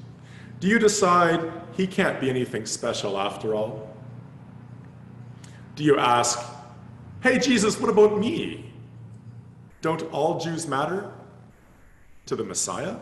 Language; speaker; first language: English; native; English